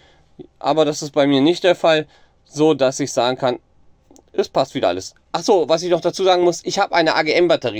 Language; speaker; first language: German; native; German